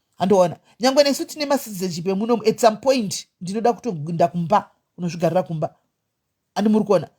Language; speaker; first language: Shona; native; Shona